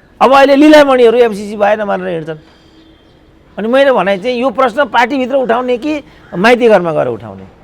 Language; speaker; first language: Nepali; native; Nepali